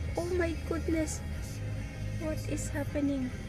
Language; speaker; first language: English; non-native, local second language; Filipino